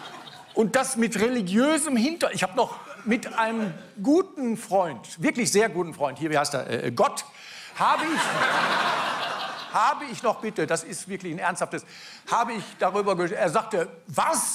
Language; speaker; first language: German; native; German